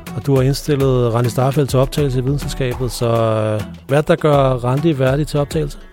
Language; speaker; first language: Danish; native; Danish